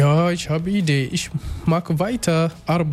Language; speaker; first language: German; non-native, learner; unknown